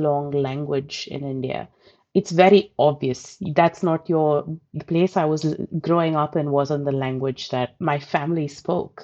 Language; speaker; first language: English; non-native, local second language; Telugu